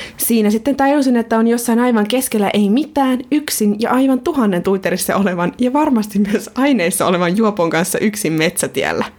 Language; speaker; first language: Finnish; native; Finnish